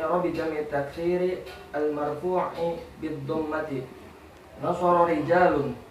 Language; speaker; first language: Arabic; non-native, learner; Indonesian